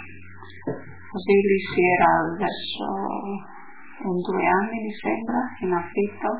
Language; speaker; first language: Italian; early bilingual, heritage; Italian